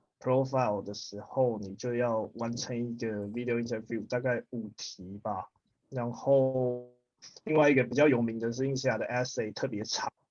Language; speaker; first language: Chinese; native; Chinese